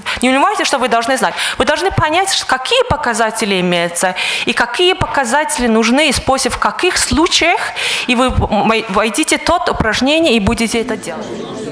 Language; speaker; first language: Russian; non-native, fluent; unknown